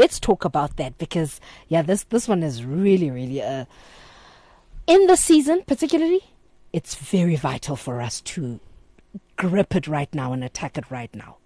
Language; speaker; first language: English; non-native, local second language; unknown